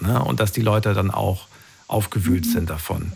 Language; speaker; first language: German; native; German